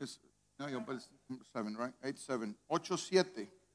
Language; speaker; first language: English; non-native, learner; Spanish